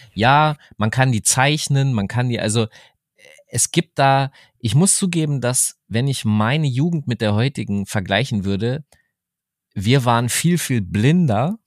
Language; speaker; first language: German; native; German